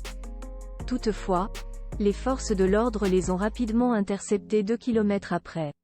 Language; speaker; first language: French; native; French